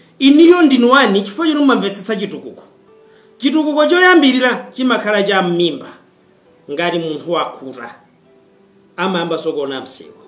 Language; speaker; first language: Nyanja; non-native, fluent; Kinyarwanda